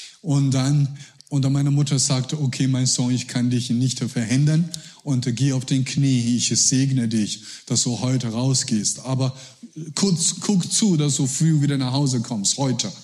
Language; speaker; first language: German; non-native, learner; Chinese